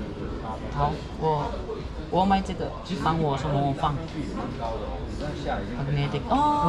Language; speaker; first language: Chinese; non-native, learner; Filipino